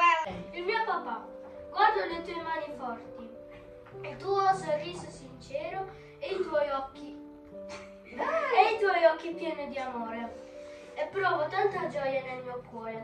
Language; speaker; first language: Italian; early bilingual, other home language; Filipino